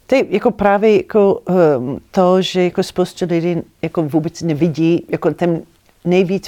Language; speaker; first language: Czech; non-native, learner; English